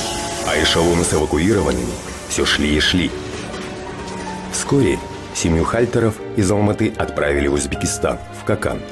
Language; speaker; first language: Russian; native; Russian